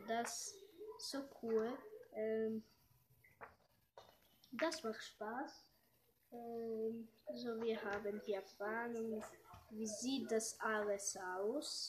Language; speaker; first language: German; non-native, learner; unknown